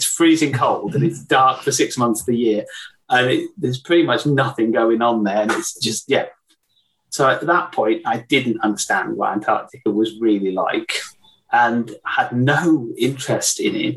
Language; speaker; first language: English; native; English